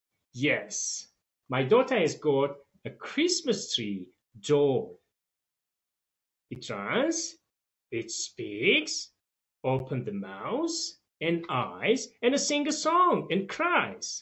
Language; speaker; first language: English; non-native, fluent; Tajik